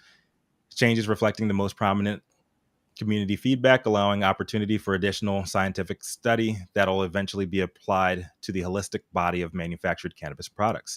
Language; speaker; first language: English; native; English